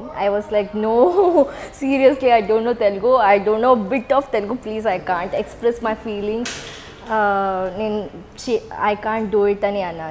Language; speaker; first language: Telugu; non-native, learner; Kannada